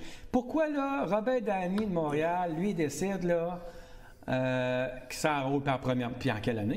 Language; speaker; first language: French; native; French